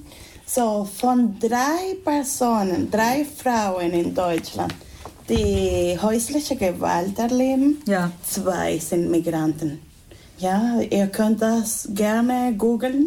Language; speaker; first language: German; non-native, fluent; Spanish